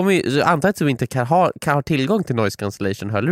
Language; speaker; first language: Swedish; native; Swedish